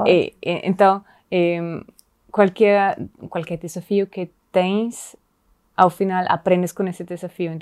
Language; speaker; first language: Portuguese; non-native, fluent; German